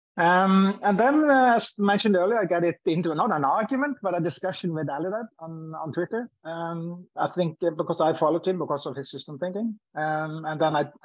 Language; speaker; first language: English; non-native, fluent; Norwegian